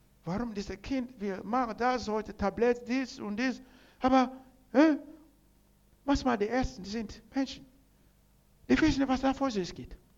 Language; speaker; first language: German; non-native, learner; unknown